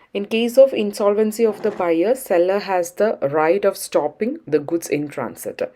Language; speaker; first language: English; non-native, local second language; Malayalam